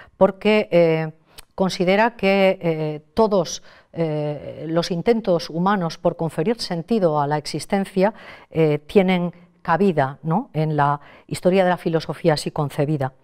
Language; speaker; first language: Spanish; native; Spanish